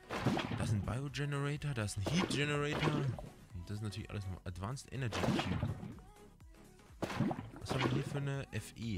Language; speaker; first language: German; native; German